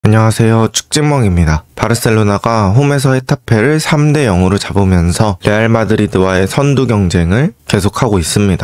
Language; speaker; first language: Korean; native; Korean